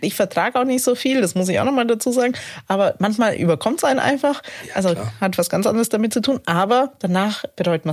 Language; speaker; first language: German; native; German